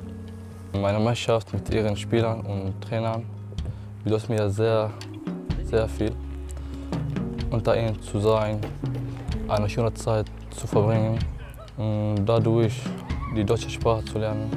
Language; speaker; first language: German; non-native, learner; Arabic